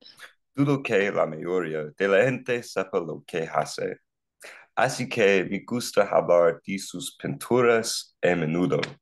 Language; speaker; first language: Spanish; non-native, learner; English